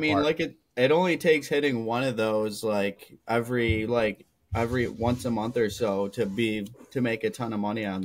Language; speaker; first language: English; native; English